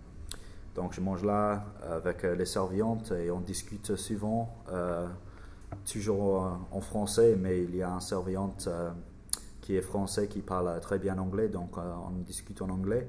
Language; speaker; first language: French; non-native, learner; English